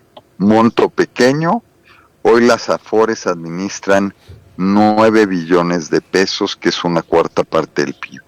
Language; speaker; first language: Spanish; native; Spanish